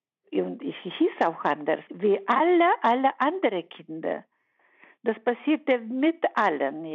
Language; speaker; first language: German; early bilingual, heritage; German